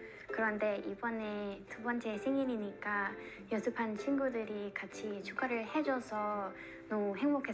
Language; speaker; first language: Korean; non-native, learner; Thai